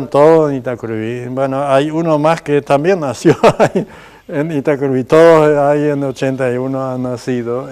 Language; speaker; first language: Spanish; non-native, local second language; Plautdietsch